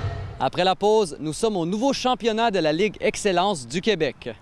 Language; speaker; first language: French; native; French